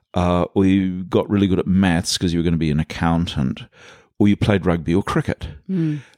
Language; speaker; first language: English; native; English